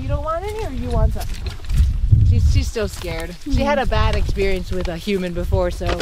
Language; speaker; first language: English; native; English